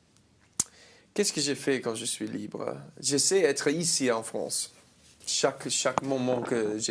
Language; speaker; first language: French; non-native, learner; English